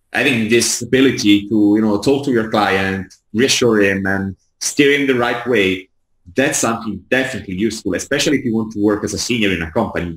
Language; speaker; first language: English; non-native, fluent; Italian